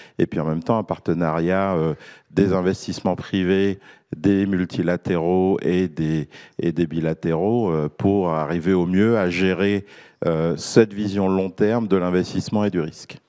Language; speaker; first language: French; native; French